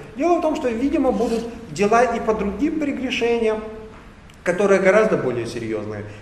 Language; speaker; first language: Russian; native; Russian